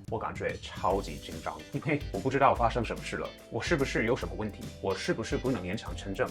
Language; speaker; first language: Chinese; non-native, fluent; English